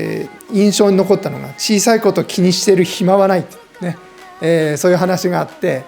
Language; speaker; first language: Japanese; native; Japanese